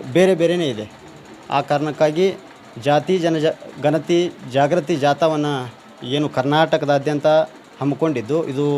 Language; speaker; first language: Kannada; native; Kannada